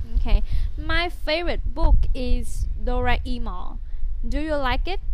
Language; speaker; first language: English; non-native, fluent; Vietnamese